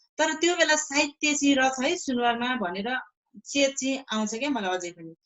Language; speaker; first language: Nepali; non-native, local second language; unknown